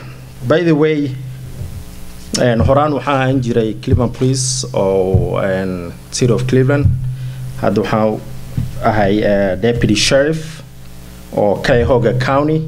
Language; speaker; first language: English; early bilingual, heritage; Somali